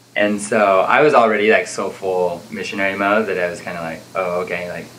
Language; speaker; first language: English; native; English